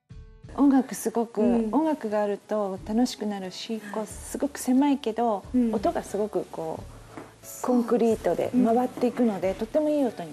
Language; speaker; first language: Japanese; native; Japanese